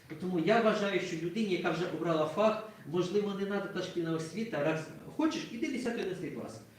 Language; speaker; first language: Ukrainian; native; Ukrainian